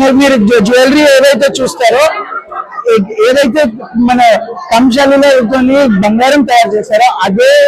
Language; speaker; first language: Telugu; native; Telugu